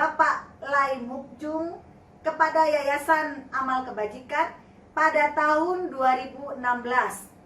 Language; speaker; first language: Indonesian; native; Indonesian